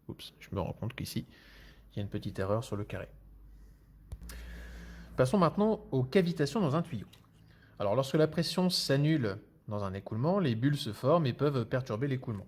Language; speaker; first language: French; native; French